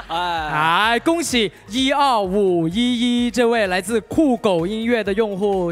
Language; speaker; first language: Chinese; native; Chinese